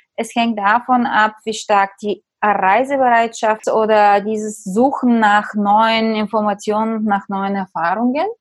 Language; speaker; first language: German; non-native, fluent; Bulgarian